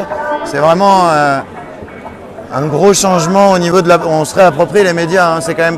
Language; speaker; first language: French; native; French